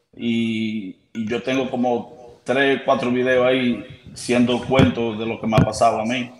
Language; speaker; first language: Spanish; early bilingual, heritage; Spanish